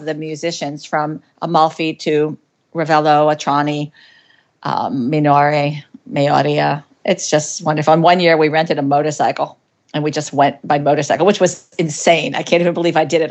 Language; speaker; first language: English; native; English